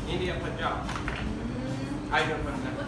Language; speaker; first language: English; non-native, learner; Punjabi